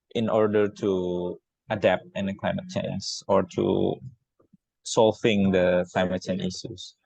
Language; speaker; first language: English; non-native, learner; Indonesian